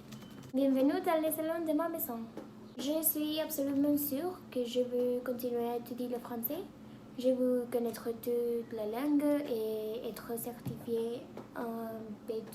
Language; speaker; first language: French; non-native, learner; Spanish